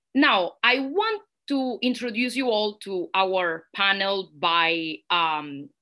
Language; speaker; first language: English; non-native, fluent; Italian